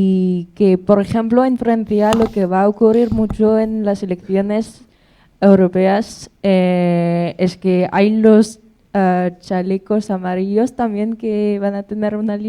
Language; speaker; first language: Spanish; non-native, fluent; French